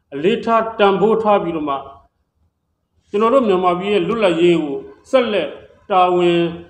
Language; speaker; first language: Burmese; native; Burmese